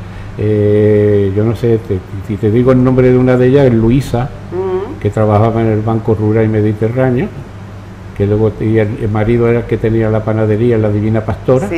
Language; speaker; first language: Spanish; native; Spanish